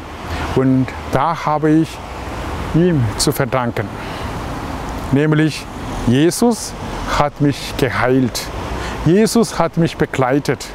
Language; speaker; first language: German; non-native, fluent; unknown